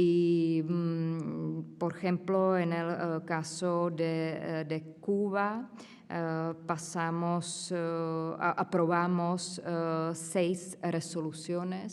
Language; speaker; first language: Spanish; non-native, fluent; Czech